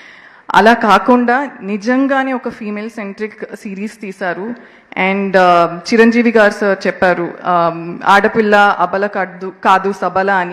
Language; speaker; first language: Telugu; non-native, local second language; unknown